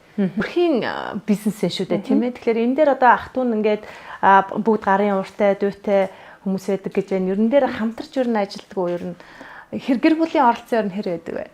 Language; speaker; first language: Mongolian; native; Mongolian